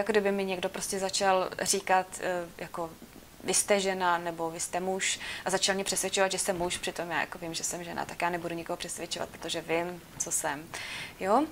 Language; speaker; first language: Czech; native; Czech